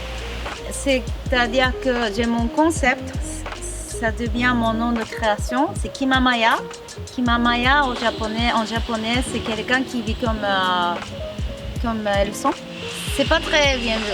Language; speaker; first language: French; non-native, fluent; Japanese